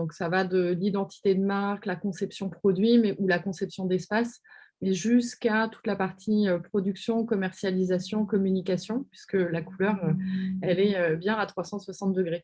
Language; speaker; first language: French; native; French